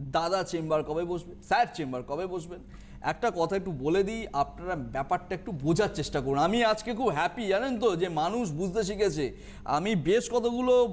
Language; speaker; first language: Bangla; native; Bangla